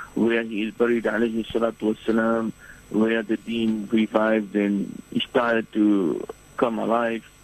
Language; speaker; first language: English; non-native, fluent; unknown